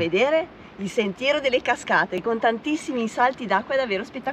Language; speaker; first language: Italian; native; Italian